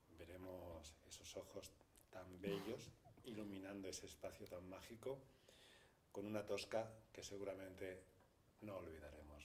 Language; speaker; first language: Spanish; native; Spanish